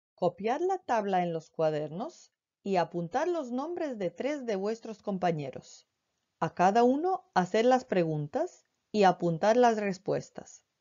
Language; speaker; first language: Spanish; non-native, fluent; Croatian